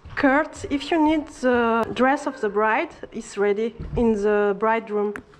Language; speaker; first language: English; non-native, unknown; French